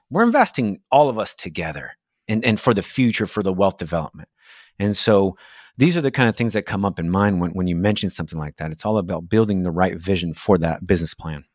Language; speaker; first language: English; non-native, fluent; Portuguese